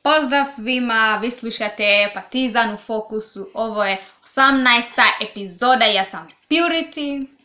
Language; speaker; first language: Serbian; non-native, learner; Swahili